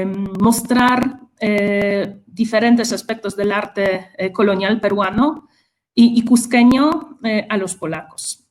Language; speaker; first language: Spanish; non-native, fluent; Polish